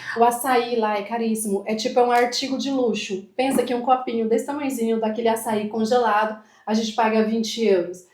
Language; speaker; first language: Portuguese; native; Portuguese